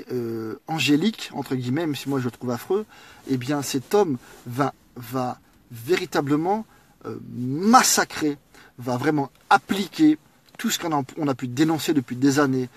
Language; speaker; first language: French; native; French